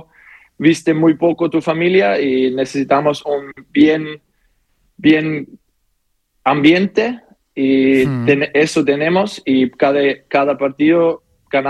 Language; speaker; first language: Spanish; non-native, learner; German